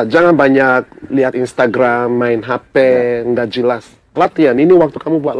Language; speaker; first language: Indonesian; early bilingual, heritage; English